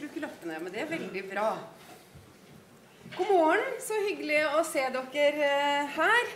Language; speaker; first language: Norwegian; native; Norwegian